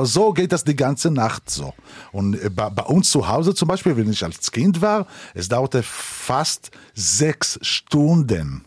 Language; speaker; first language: German; non-native, learner; Hebrew